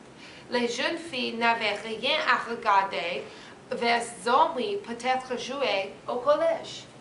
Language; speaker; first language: French; non-native, learner; English